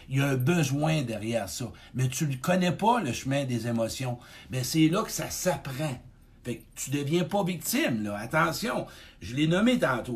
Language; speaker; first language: French; native; French